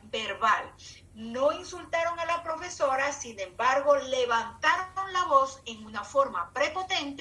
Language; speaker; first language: Spanish; native; Spanish